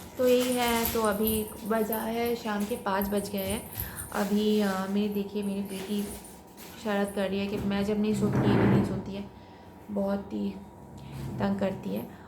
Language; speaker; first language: Hindi; non-native, local second language; Bangla